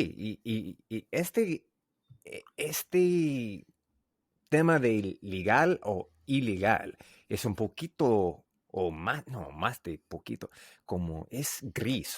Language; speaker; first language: Spanish; non-native, learner; English